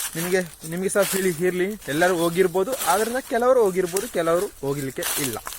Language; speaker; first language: Kannada; native; Kannada